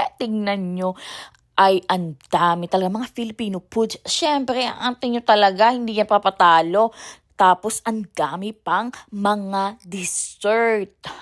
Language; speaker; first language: Filipino; native; Filipino